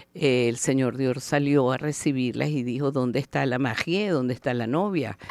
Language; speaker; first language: Spanish; native; Spanish